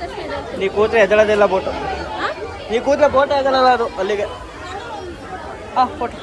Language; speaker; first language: Kannada; native; Kannada